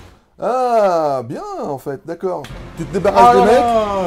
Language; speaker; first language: French; native; French